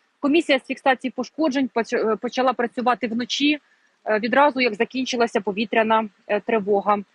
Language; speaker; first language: Ukrainian; native; Ukrainian